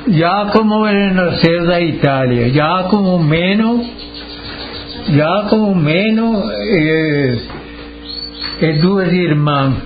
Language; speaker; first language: Portuguese; non-native, local second language; Italian